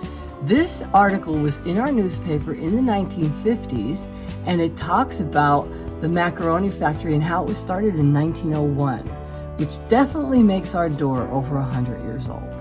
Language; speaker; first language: English; native; English